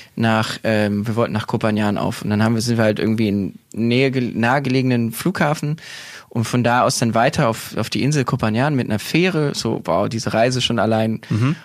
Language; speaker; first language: German; native; German